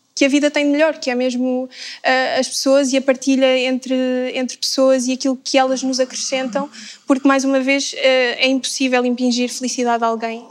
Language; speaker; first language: Portuguese; native; Portuguese